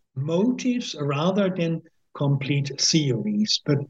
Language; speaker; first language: English; non-native, fluent; Dutch